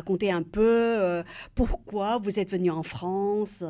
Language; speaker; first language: French; native; French